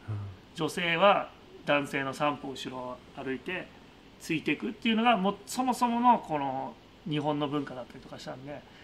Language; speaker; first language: Japanese; native; Japanese